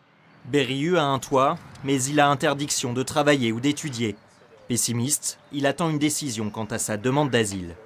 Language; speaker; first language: French; native; French